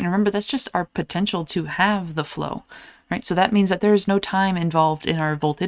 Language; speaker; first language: English; native; English